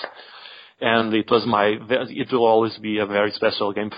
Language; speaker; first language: English; non-native, fluent; Portuguese